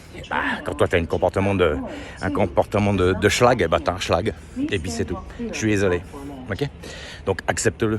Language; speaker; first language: French; native; French